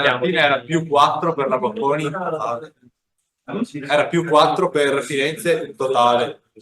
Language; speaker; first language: Italian; native; Italian